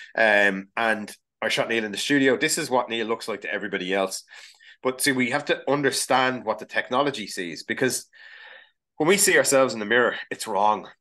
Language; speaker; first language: English; native; English